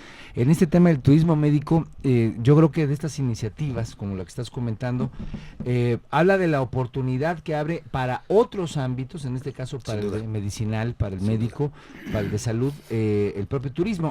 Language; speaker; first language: Spanish; native; Spanish